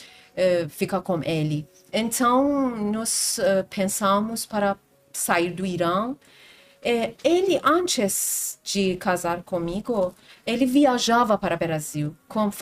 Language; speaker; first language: Portuguese; non-native, learner; Persian